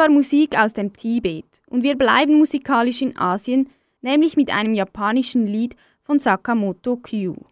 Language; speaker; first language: German; native; German